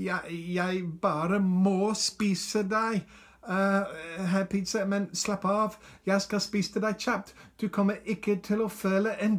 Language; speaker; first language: Norwegian; non-native, fluent; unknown